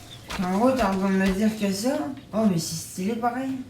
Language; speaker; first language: French; native; French